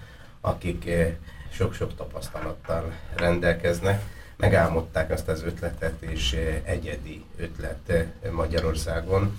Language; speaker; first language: Hungarian; non-native, fluent; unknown